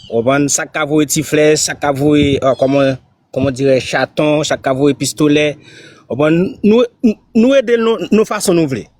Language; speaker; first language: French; non-native, learner; Haitian Creole